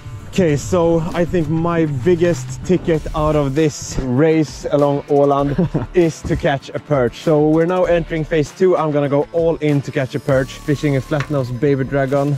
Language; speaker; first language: English; non-native, fluent; Swedish